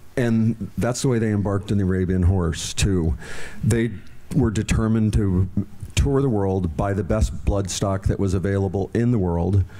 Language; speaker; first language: English; native; English